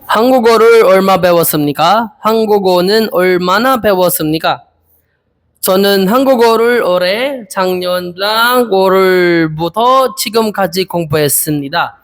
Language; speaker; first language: Korean; non-native, learner; Filipino